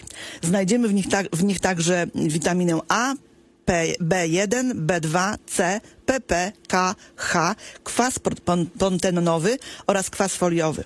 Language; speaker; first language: Polish; native; Polish